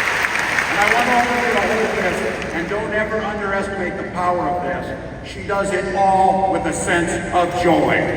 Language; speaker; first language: English; native; English